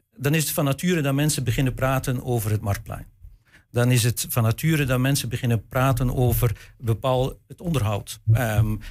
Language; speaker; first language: Dutch; native; Dutch